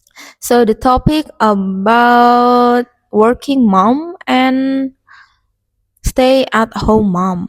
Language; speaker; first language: English; non-native, learner; Indonesian